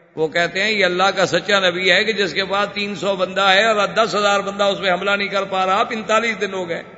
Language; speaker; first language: Urdu; native; Urdu